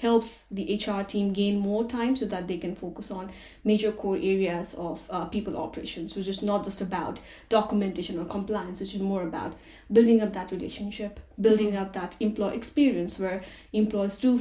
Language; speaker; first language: English; non-native, local second language; Nepali